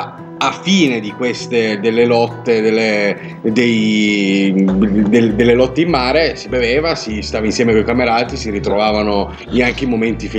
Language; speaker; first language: Italian; native; Italian